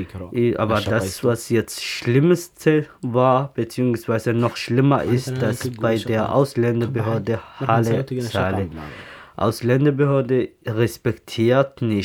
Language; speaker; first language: German; non-native, learner; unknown